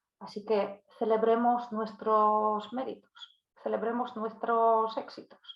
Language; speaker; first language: Spanish; non-native, fluent; Polish